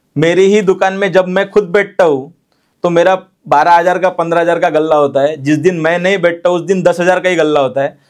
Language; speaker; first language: Hindi; non-native, local second language; Marathi